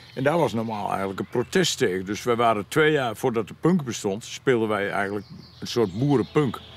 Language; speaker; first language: Dutch; native; Dutch